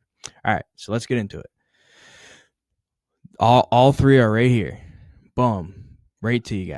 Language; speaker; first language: English; native; English